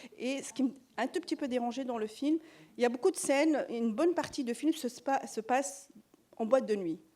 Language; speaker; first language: French; non-native, local second language; Arabic